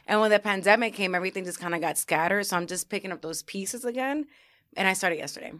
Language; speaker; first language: English; early bilingual, other home language; Spanish